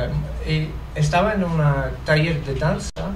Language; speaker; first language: Spanish; non-native, learner; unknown